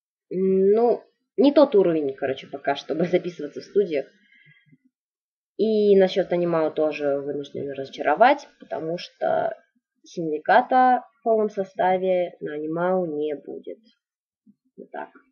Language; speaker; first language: Russian; native; Russian